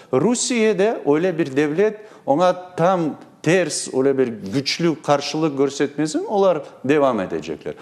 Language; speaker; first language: Turkish; non-native, learner; Crimean Tatar